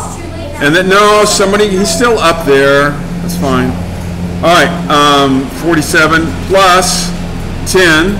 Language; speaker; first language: English; native; English